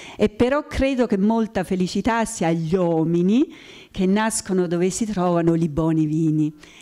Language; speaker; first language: Italian; native; Italian